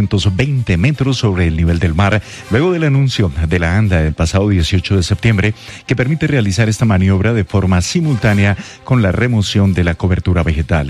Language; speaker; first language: Spanish; native; Spanish